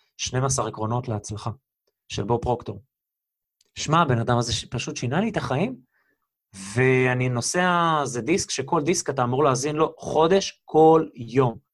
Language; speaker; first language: Hebrew; early bilingual, other home language; Russian